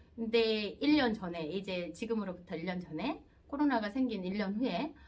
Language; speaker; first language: Korean; native; Korean